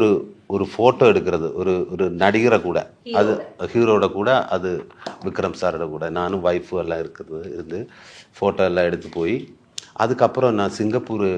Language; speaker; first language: Tamil; non-native, learner; Malayalam